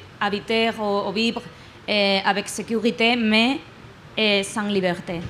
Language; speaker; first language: French; non-native, learner; Spanish